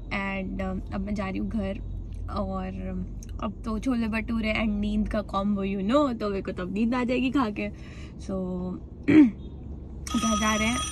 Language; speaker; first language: Hindi; native; Hindi